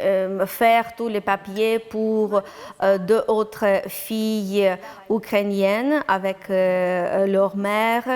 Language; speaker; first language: French; non-native, learner; Ukrainian